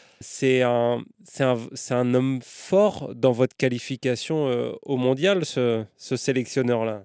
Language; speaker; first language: French; native; French